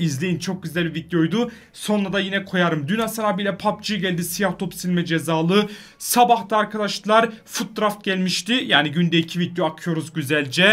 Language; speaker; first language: Turkish; native; Turkish